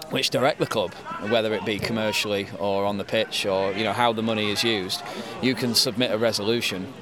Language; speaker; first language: English; native; English